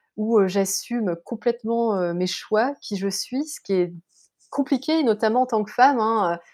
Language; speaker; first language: French; native; French